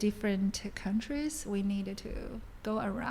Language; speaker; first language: English; non-native, learner; Chinese